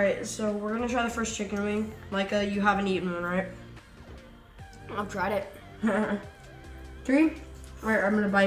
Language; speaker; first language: English; native; English